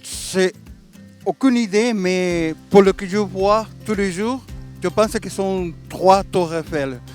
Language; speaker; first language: French; non-native, learner; Spanish